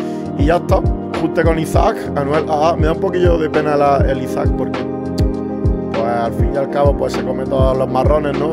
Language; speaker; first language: Spanish; native; Spanish